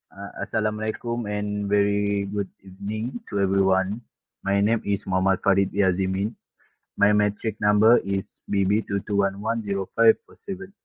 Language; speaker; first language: English; non-native, local second language; Malay